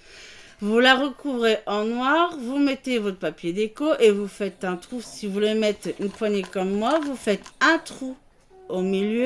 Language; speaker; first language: French; native; French